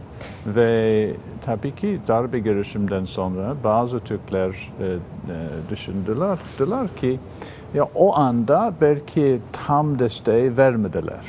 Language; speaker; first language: Turkish; non-native, fluent; English